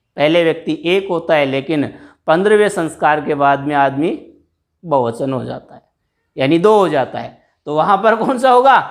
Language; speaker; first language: Hindi; native; Hindi